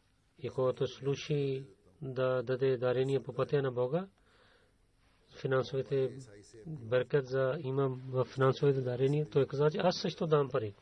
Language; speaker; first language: Bulgarian; non-native, fluent; Urdu